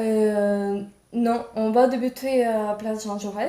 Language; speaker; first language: French; non-native, fluent; Ukrainian